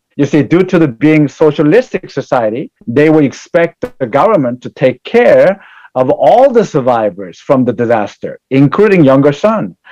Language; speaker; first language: English; non-native, fluent; Korean